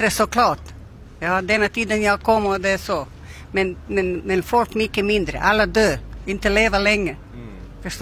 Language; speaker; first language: Swedish; non-native, learner; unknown